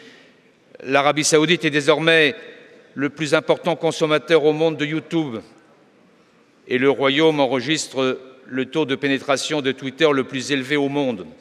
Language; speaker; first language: French; native; French